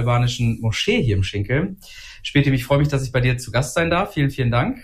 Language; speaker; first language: German; native; German